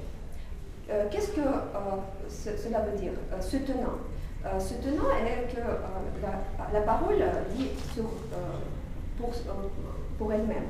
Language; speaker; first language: French; non-native, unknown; Russian